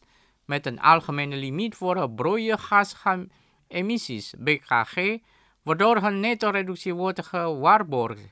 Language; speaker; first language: Dutch; non-native, fluent; Indonesian